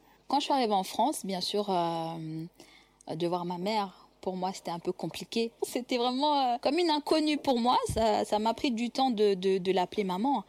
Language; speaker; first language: French; non-native, local second language; Kinyarwanda